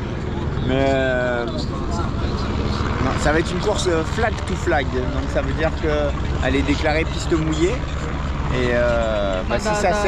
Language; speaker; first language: French; native; French